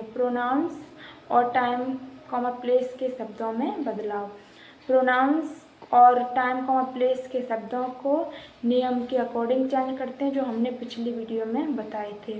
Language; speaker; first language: Hindi; native; Hindi